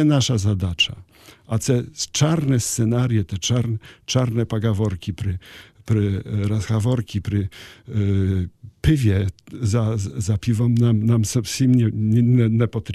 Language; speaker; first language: Ukrainian; non-native, learner; Polish